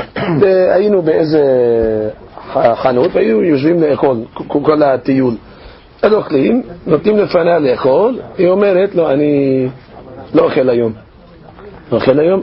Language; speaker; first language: Hebrew; non-native, fluent; English